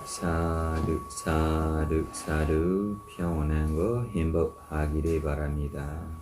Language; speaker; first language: Korean; non-native, fluent; Burmese